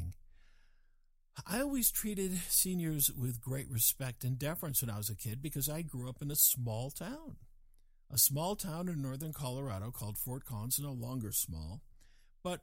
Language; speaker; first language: English; native; English